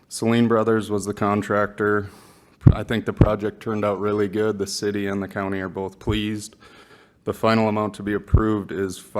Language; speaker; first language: English; native; English